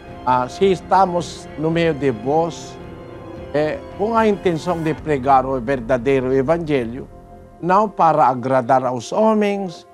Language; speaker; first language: Portuguese; non-native, learner; Filipino